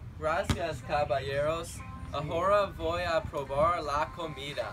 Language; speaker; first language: Spanish; non-native, learner; English